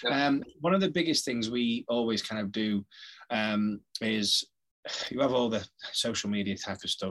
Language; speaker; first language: English; native; English